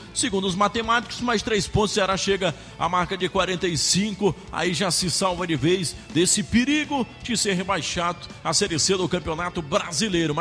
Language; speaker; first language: Portuguese; native; Portuguese